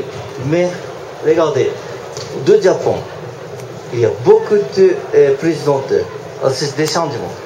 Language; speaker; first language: French; non-native, learner; Japanese